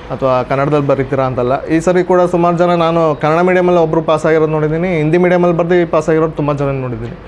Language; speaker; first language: Kannada; native; Kannada